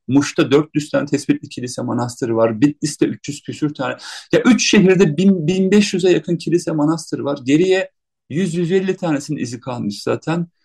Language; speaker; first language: Turkish; native; Turkish